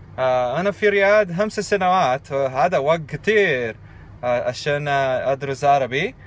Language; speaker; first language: Arabic; non-native, learner; Portuguese